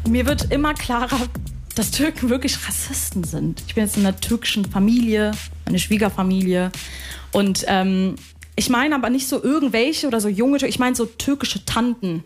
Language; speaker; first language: German; early bilingual, other home language; Arabic